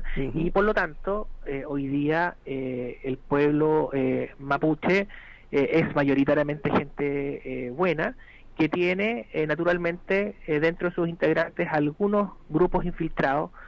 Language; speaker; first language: Spanish; native; Spanish